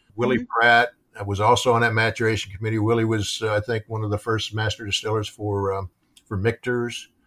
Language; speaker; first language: English; native; English